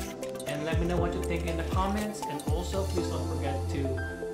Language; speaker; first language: English; non-native, local second language; Filipino